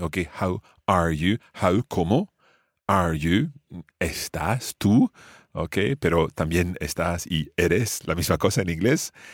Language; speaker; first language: Spanish; non-native, fluent; English